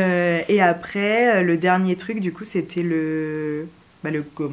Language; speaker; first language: French; native; French